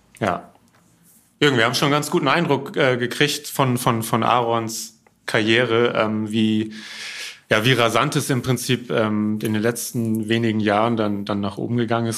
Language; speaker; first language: German; native; German